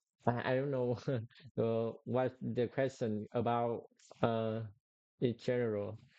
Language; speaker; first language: English; non-native, learner; Vietnamese